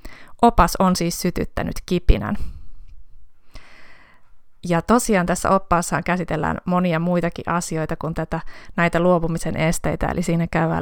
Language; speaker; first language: Finnish; native; Finnish